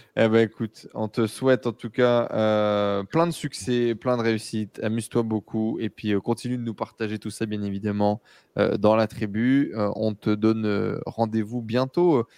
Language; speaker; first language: French; native; French